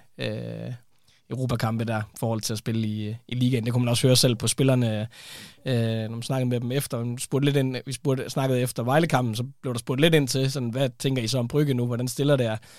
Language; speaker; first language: Danish; native; Danish